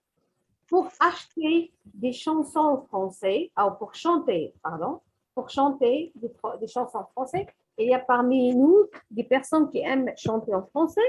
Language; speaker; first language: French; non-native, fluent; Arabic